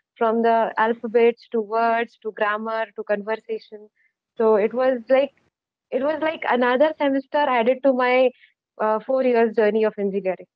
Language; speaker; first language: English; non-native, local second language; Marathi